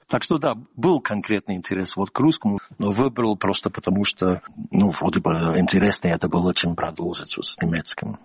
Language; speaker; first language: Russian; non-native, fluent; English